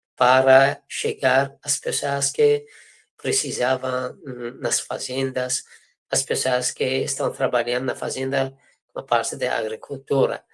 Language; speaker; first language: Portuguese; non-native, fluent; Persian